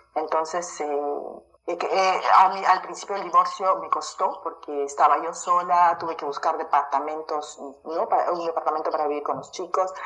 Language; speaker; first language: Spanish; native; Spanish